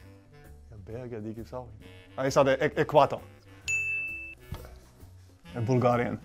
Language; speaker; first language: German; non-native, fluent; Finnish